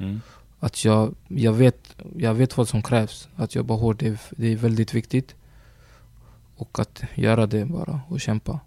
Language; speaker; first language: Swedish; early bilingual, other home language; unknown